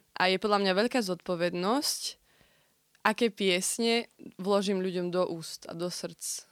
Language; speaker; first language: Slovak; native; Slovak